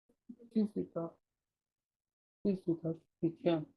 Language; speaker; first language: Chinese; non-native, learner; Bangla